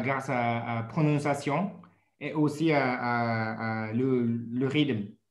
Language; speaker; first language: French; non-native, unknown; Japanese